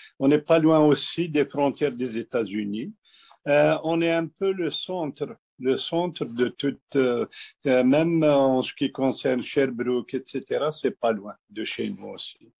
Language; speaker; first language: French; non-native, local second language; Kabyle